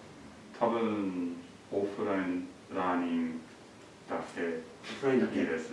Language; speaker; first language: Japanese; non-native, learner; English